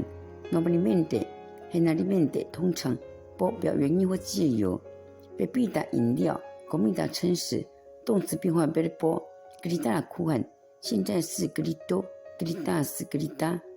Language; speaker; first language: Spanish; non-native, fluent; Chinese